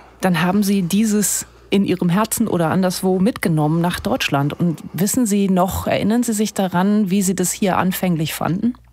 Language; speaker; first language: German; native; German